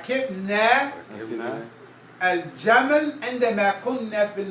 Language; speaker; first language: Arabic; non-native, fluent; English